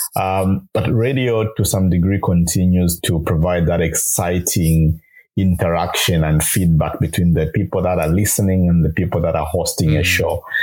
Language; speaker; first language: English; non-native, local second language; Bemba